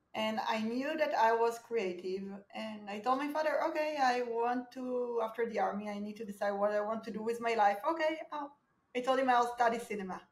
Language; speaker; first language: English; non-native, fluent; Hebrew